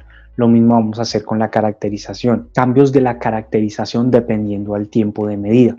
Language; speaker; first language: Spanish; native; Spanish